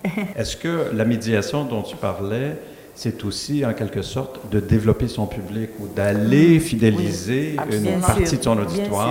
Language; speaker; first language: French; native; French